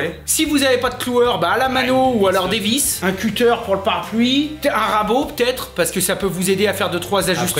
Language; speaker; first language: French; native; French